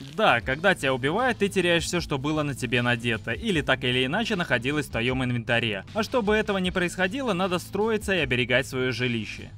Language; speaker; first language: Russian; native; Russian